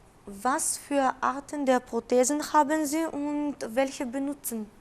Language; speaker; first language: German; non-native, fluent; Macedonian